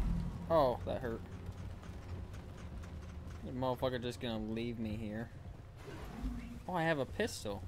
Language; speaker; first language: English; native; English